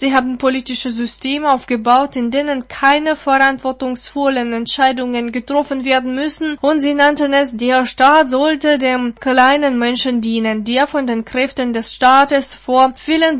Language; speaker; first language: German; non-native, fluent; Russian